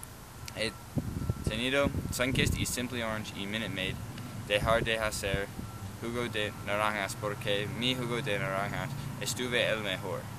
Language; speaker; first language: Spanish; non-native, learner; English